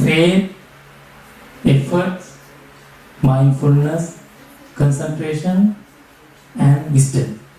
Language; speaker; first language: English; non-native, learner; Sinhala